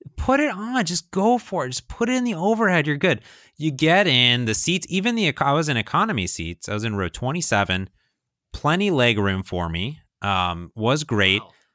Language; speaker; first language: English; native; English